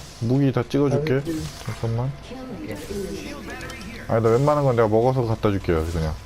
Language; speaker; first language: Korean; native; Korean